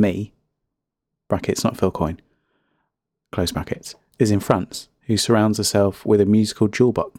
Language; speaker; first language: English; native; English